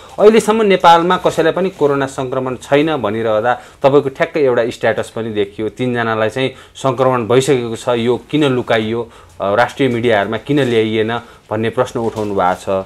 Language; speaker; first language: Nepali; native; Nepali